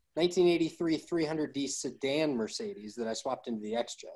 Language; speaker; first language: English; native; English